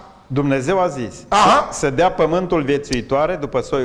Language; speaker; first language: Romanian; native; Romanian